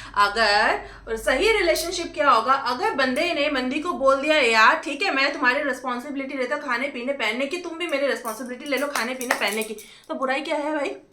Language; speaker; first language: Hindi; non-native, local second language; Bangla